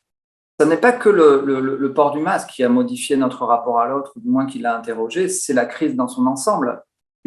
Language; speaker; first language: French; native; French